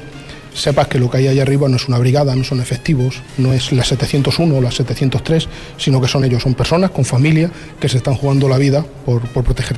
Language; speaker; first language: Spanish; native; Spanish